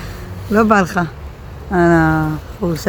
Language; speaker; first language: Hebrew; native; Hebrew